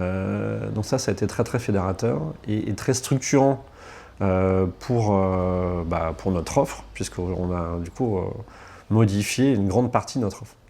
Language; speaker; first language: French; native; French